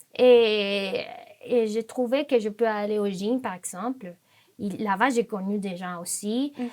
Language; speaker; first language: French; non-native, fluent; Spanish